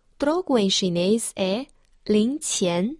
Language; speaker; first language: Portuguese; non-native, fluent; Chinese